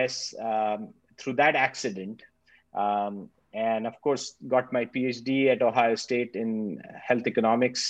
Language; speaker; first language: English; non-native, local second language; Marathi